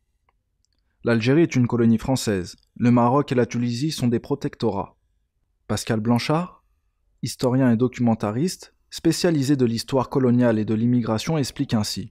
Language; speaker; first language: French; native; French